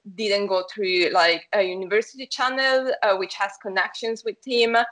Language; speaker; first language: English; non-native, fluent; Italian